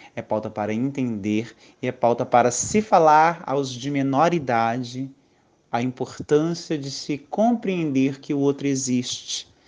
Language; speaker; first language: Portuguese; native; Portuguese